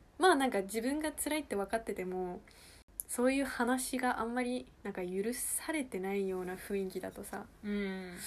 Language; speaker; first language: Japanese; early bilingual, heritage; Japanese